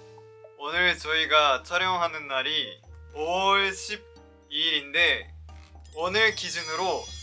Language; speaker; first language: Korean; non-native, fluent; Japanese